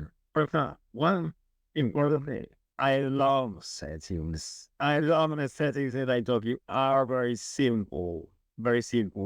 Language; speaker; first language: English; non-native, learner; Spanish